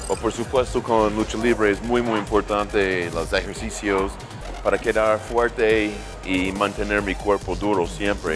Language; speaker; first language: Spanish; non-native, learner; English